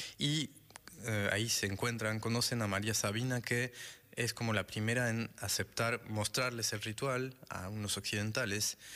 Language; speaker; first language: Spanish; non-native, fluent; French